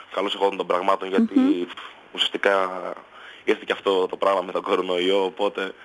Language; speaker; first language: Greek; native; Greek